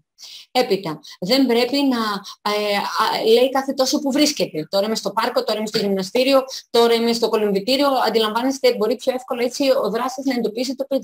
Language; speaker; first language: Greek; native; Greek